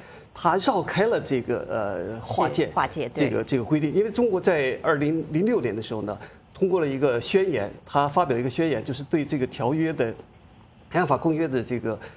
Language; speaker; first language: Chinese; native; Chinese